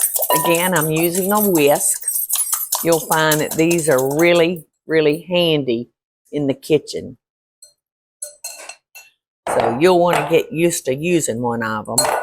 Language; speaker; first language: English; native; English